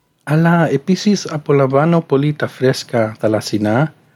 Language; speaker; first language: Greek; non-native, learner; English